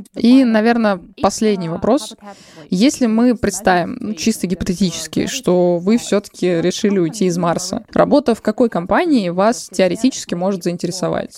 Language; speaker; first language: Russian; native; Russian